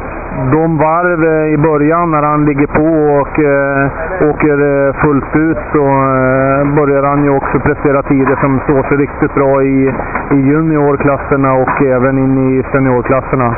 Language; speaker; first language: Swedish; native; Swedish